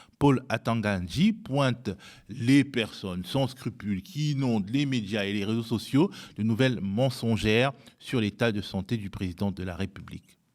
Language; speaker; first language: French; native; French